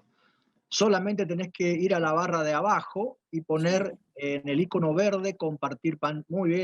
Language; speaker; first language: Spanish; native; Spanish